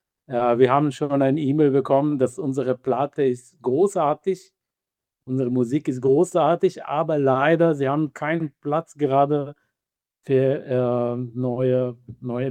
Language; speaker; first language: German; non-native, fluent; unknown